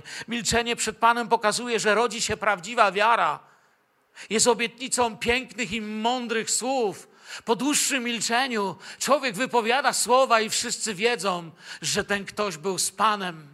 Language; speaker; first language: Polish; native; Polish